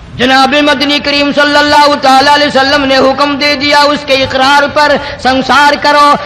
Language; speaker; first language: Urdu; non-native, local second language; Saraiki